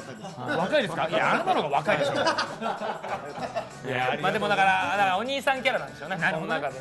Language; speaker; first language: Japanese; native; Japanese